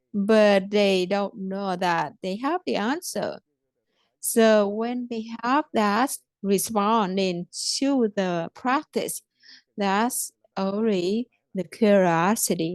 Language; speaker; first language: English; non-native, fluent; Vietnamese